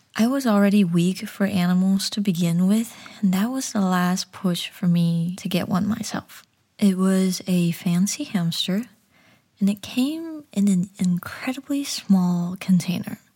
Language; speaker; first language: English; early bilingual, other home language; Chinese